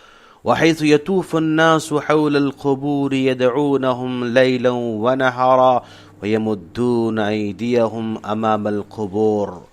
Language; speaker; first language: Arabic; non-native, fluent; Urdu